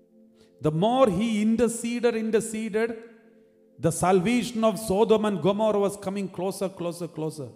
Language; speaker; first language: English; non-native, local second language; Malayalam